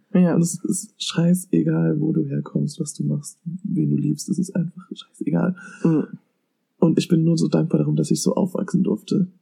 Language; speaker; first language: German; native; German